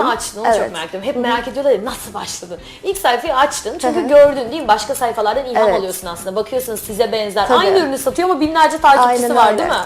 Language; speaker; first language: Turkish; native; Turkish